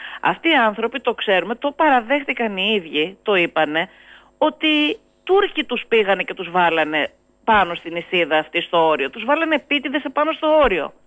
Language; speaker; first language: Greek; native; Greek